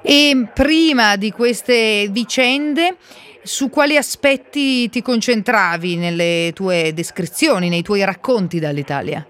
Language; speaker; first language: Italian; native; Italian